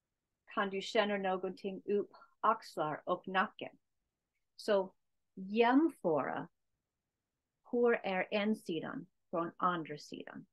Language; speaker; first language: Swedish; non-native, learner; English